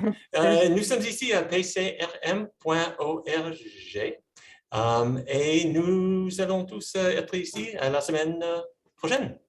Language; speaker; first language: French; non-native, fluent; English